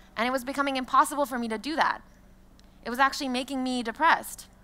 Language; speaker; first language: English; non-native, fluent; French